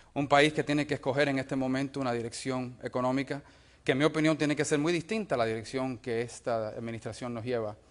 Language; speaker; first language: Spanish; early bilingual, other home language; English